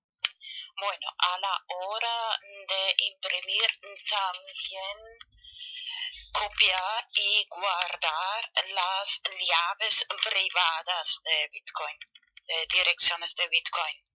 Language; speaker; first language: Spanish; non-native, fluent; German